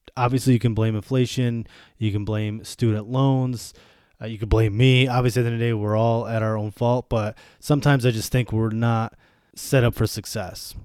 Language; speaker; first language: English; early bilingual, other home language; Bosnian